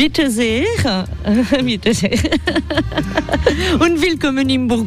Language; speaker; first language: German; non-native, fluent; French